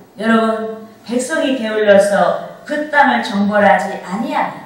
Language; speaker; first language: Korean; native; Korean